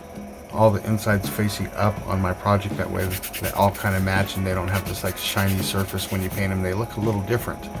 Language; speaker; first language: English; native; English